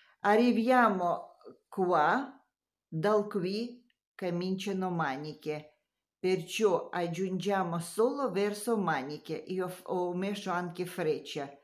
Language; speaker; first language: Italian; non-native, learner; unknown